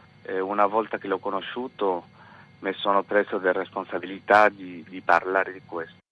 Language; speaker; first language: Italian; non-native, fluent; Spanish